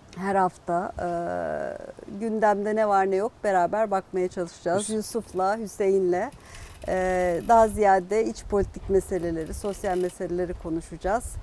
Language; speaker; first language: Turkish; non-native, local second language; Kurdish